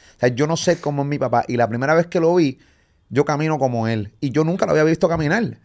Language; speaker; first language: Spanish; native; Spanish